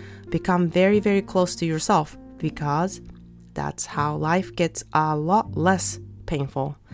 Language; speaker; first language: English; non-native, fluent; Japanese